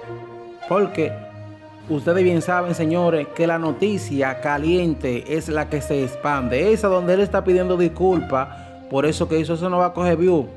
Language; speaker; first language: Spanish; native; Spanish